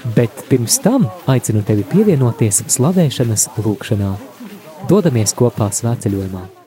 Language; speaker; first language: Latvian; native; Latvian